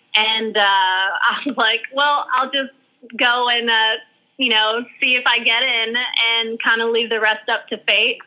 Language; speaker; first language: English; early bilingual, other home language; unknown